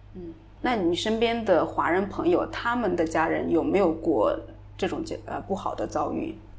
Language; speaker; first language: Chinese; native; Chinese